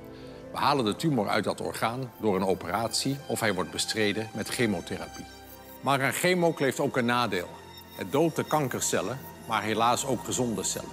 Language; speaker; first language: Dutch; native; Dutch